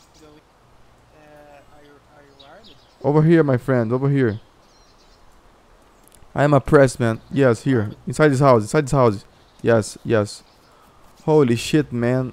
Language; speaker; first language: English; non-native, fluent; Portuguese